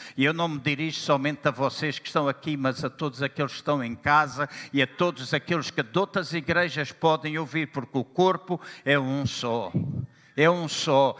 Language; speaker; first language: Portuguese; native; Portuguese